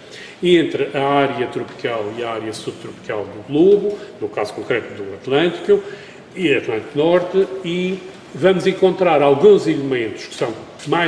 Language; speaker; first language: Portuguese; native; Portuguese